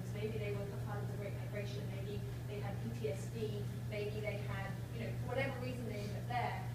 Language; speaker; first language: English; native; English